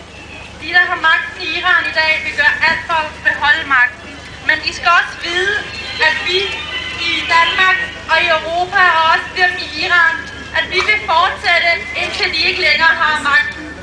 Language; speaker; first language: Danish; early bilingual, other home language; Persian